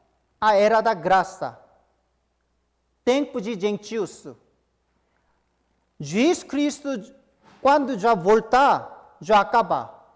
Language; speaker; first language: Portuguese; non-native, fluent; Korean